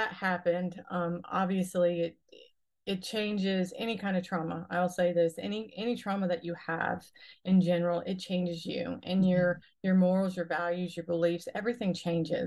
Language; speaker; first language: English; native; English